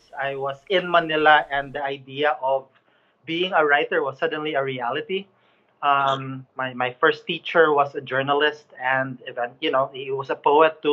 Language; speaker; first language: English; non-native, local second language; Cebuano